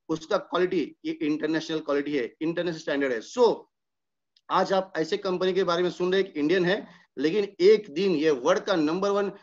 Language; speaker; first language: Hindi; non-native, local second language; Marathi